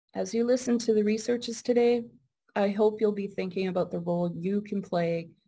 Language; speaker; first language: English; native; English